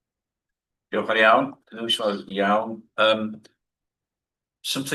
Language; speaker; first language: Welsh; non-native, learner; English